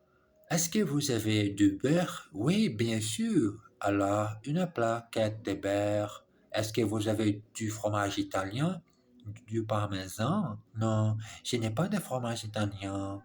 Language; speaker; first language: French; non-native, learner; English